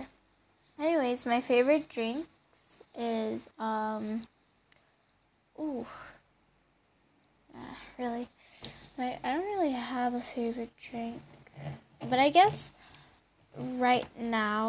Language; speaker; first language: English; non-native, local second language; Filipino